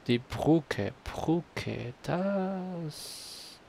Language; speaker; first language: German; non-native, learner; Spanish